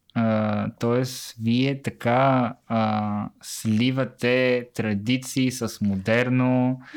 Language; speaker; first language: Bulgarian; native; Bulgarian